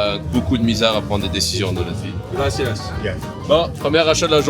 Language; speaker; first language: French; native; French